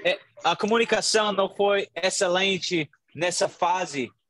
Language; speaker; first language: Portuguese; non-native, learner; English